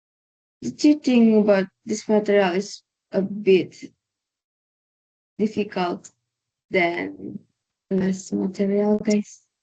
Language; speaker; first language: English; non-native, learner; Indonesian